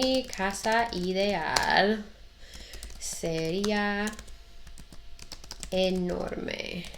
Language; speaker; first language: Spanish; non-native, fluent; English